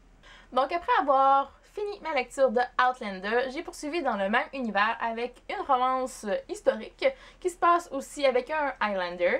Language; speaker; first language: French; native; French